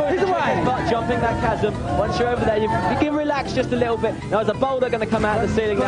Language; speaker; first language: English; native; English